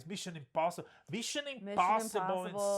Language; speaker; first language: English; non-native, fluent; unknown